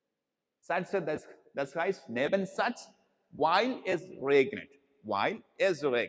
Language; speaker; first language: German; non-native, learner; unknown